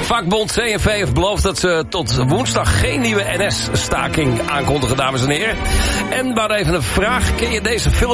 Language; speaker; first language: Dutch; native; Dutch